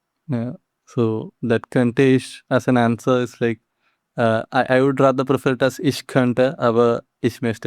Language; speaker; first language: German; non-native, learner; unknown